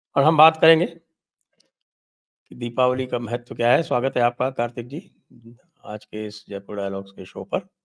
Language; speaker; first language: Hindi; native; Hindi